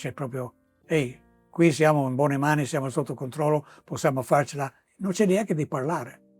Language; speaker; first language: Italian; non-native, fluent; English